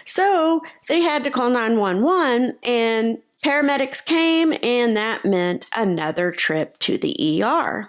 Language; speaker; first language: English; native; English